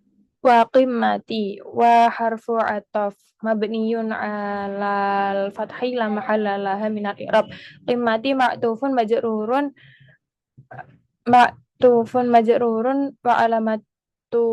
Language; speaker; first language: Arabic; non-native, learner; Indonesian